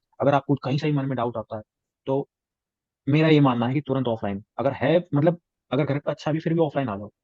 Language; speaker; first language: Hindi; native; Hindi